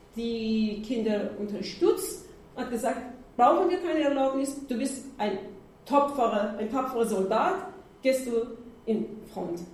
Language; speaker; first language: German; non-native, learner; Persian